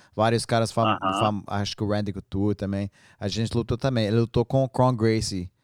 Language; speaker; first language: Portuguese; non-native, learner; English